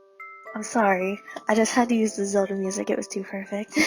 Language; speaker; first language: English; native; English